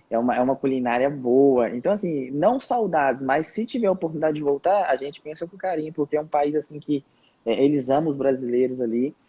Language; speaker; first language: Portuguese; native; Portuguese